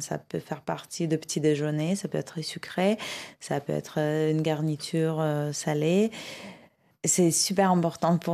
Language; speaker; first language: French; non-native, fluent; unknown